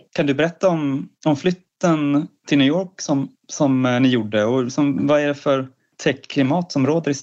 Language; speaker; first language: Swedish; native; Swedish